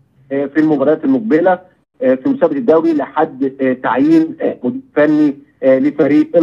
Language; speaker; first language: Arabic; native; Arabic